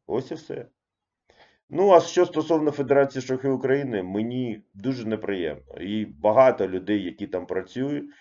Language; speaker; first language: Ukrainian; non-native, local second language; Russian